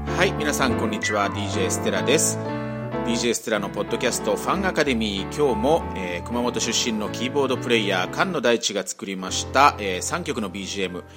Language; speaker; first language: Japanese; native; Japanese